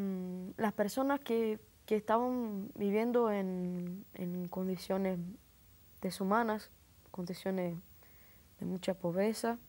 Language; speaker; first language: Spanish; non-native, fluent; Portuguese